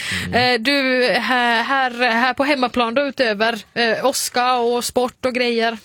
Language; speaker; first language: Swedish; native; Swedish